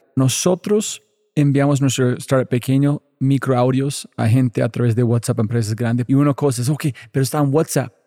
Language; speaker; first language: Spanish; non-native, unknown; English